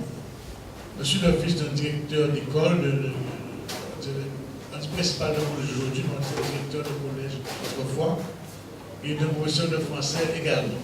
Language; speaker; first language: French; native; French